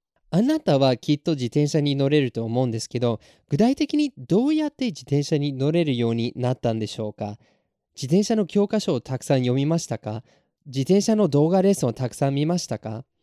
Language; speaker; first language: Japanese; non-native, fluent; English